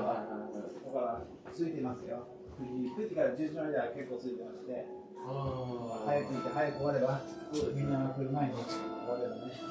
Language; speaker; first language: Japanese; non-native, fluent; English